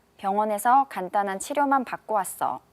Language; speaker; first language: Korean; native; Korean